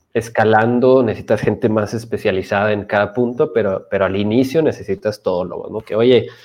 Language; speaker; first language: Spanish; native; Spanish